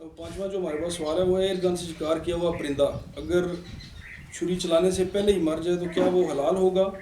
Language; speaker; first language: Urdu; non-native, local second language; Punjabi